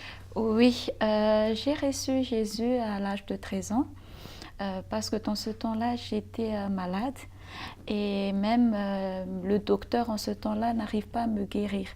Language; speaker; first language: French; non-native, local second language; Malagasy